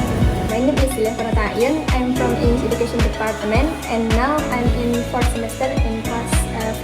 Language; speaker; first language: English; non-native, learner; Indonesian